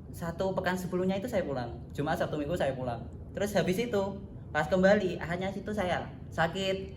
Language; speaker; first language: Indonesian; native; Indonesian